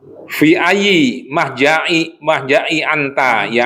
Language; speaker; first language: Arabic; non-native, learner; Indonesian